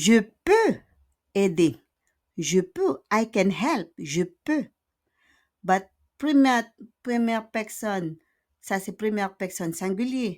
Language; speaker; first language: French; non-native, fluent; Filipino